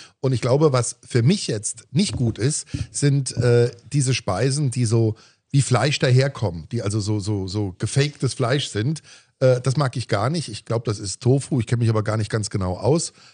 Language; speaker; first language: German; native; German